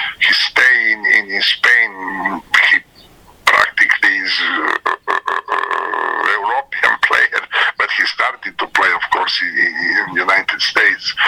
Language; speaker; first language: English; non-native, learner; Serbian